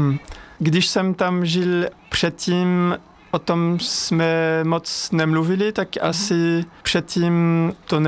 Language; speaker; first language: Czech; non-native, fluent; French